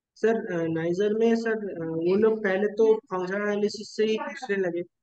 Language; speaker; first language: Hindi; non-native, local second language; Bangla